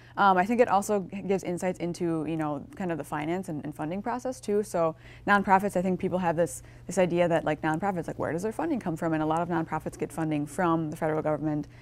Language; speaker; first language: English; native; English